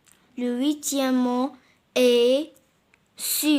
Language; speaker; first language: French; non-native, learner; Arabic